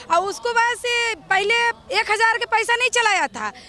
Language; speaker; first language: Hindi; native; Hindi